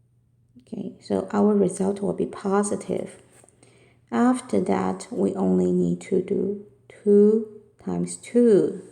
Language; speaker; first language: English; non-native, fluent; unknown